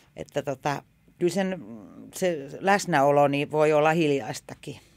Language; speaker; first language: Finnish; native; Finnish